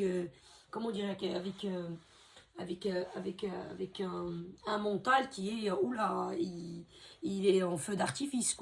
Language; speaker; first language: French; native; French